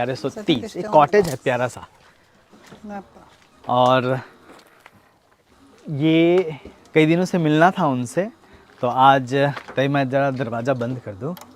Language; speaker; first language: Hindi; native; Hindi